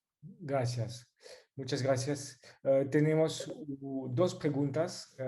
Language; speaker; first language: Spanish; non-native, fluent; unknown